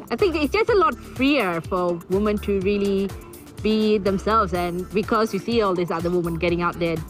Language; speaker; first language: English; non-native, local second language; Bangla